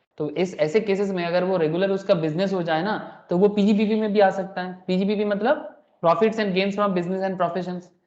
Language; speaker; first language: Hindi; non-native, local second language; Bangla